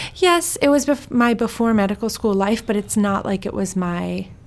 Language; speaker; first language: English; early bilingual, heritage; Swedish